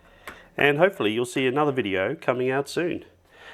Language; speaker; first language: English; native; English